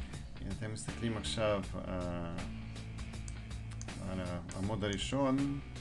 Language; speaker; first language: Hebrew; non-native, fluent; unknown